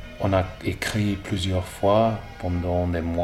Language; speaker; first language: French; non-native, local second language; Dutch